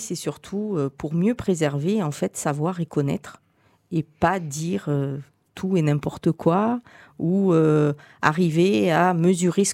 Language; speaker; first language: French; native; French